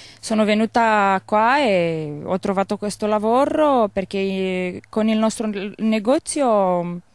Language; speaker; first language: Italian; non-native, learner; Romanian